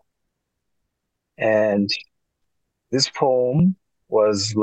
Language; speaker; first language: English; non-native, local second language; Tumbuka